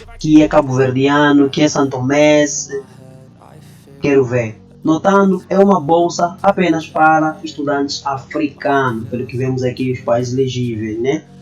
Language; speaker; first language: Portuguese; native; Portuguese